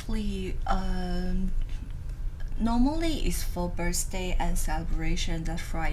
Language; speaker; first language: English; non-native, learner; Chinese